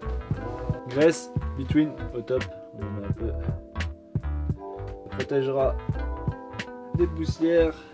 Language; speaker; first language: French; native; French